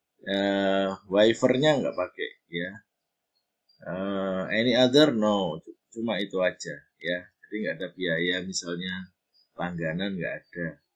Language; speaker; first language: Indonesian; native; Indonesian